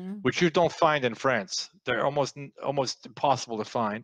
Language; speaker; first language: English; non-native, fluent; French